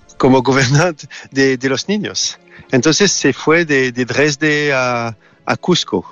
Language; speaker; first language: Spanish; non-native, learner; French